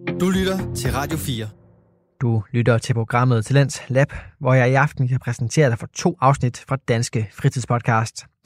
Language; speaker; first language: Danish; native; Danish